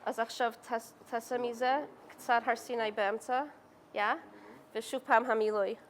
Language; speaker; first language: Hebrew; non-native, learner; English